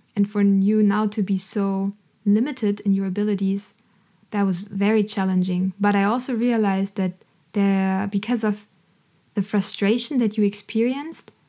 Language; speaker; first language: English; non-native, fluent; German